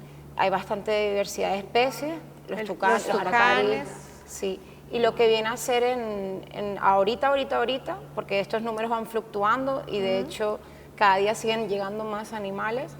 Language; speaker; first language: Spanish; native; Spanish